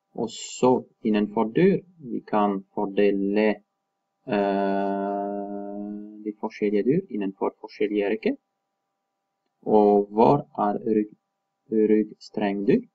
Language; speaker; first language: Norwegian; non-native, fluent; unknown